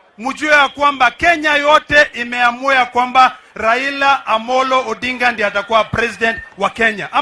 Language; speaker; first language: Swahili; non-native, local second language; Masai